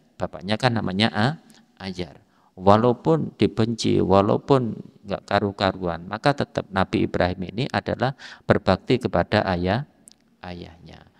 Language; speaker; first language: Indonesian; native; Indonesian